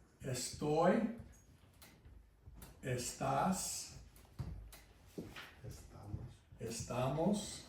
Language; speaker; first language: Spanish; non-native, fluent; English